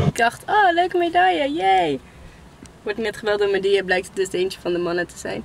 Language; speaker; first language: Dutch; native; Dutch